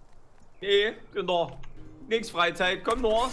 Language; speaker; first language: German; native; German